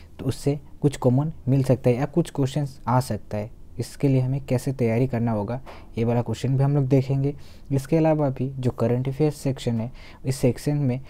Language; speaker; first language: Hindi; non-native, local second language; Bangla